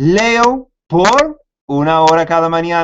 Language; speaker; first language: Spanish; non-native, fluent; English